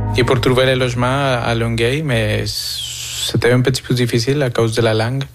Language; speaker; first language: French; non-native, fluent; Spanish